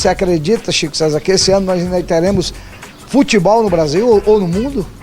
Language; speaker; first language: Portuguese; native; Portuguese